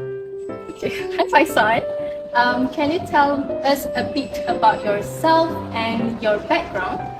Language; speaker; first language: English; non-native, local second language; Malay